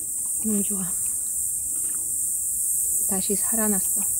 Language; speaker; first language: Korean; non-native, fluent; Russian